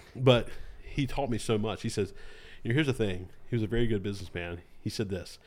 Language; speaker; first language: English; native; English